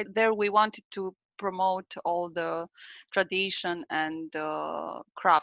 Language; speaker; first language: English; non-native, learner; Romanian